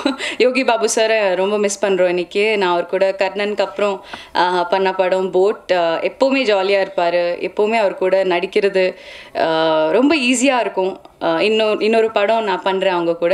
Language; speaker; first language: Tamil; non-native, local second language; Malayalam